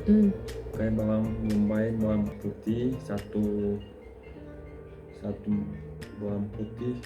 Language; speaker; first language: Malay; non-native, learner; Turkish